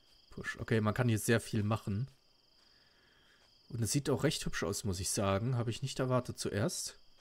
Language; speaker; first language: German; native; German